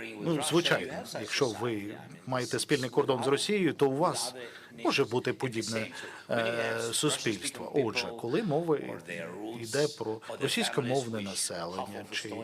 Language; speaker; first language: Ukrainian; non-native, local second language; Russian